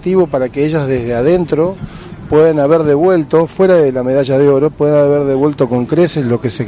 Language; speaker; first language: Spanish; native; Spanish